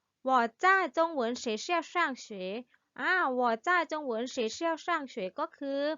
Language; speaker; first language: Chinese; non-native, learner; Thai